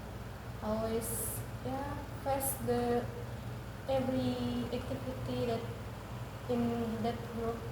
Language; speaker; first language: English; non-native, learner; Indonesian